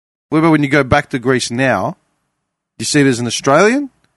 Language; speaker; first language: English; early bilingual, other home language; Greek